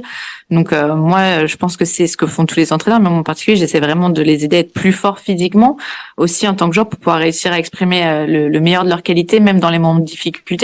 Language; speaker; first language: French; native; French